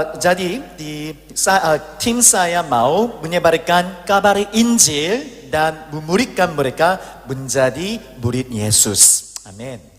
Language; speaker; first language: Indonesian; non-native, learner; Korean